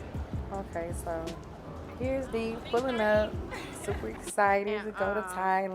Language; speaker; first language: English; native; English